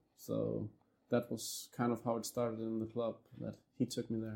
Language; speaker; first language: English; non-native, fluent; Danish